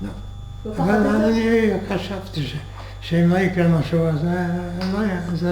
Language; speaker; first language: Hebrew; non-native, fluent; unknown